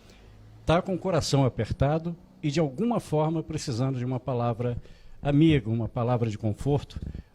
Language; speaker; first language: Portuguese; native; Portuguese